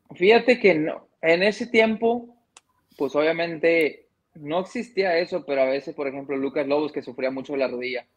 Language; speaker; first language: Spanish; early bilingual, heritage; Spanish